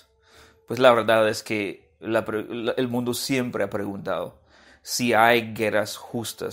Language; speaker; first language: Spanish; non-native, fluent; English